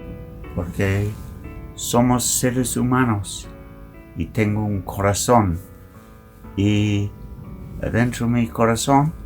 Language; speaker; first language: Spanish; non-native, learner; English